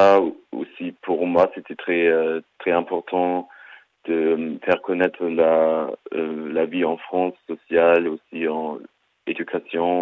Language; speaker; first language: French; non-native, fluent; German